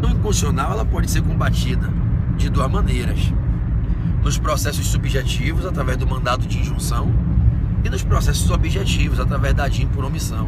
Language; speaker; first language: Portuguese; native; Portuguese